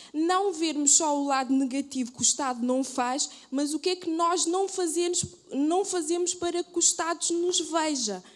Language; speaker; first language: Portuguese; early bilingual, other home language; Kabuverdianu